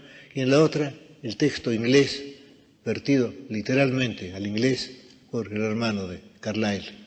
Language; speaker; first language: Spanish; native; Spanish